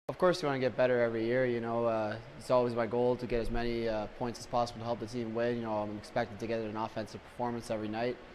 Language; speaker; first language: English; native; English